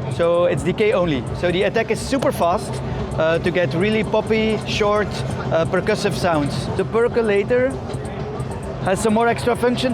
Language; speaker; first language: English; non-native, fluent; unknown